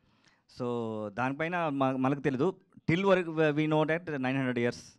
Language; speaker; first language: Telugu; non-native, learner; Kannada